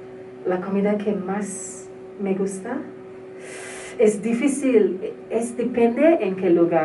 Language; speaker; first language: Spanish; non-native, learner; English